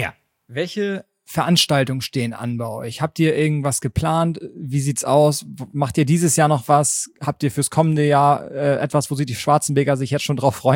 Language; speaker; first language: German; native; German